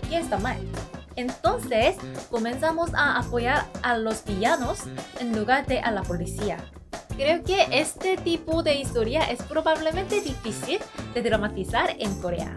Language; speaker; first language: Spanish; non-native, fluent; Korean